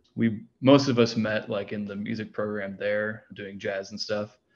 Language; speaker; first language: English; native; English